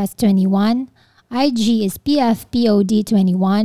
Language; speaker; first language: English; non-native, local second language; Filipino